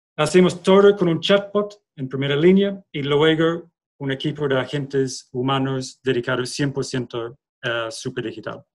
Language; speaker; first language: Spanish; non-native, fluent; English